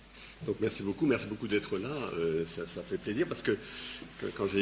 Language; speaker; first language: French; native; French